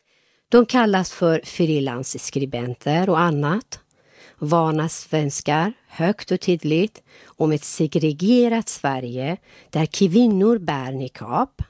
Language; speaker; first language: Swedish; non-native, fluent; Persian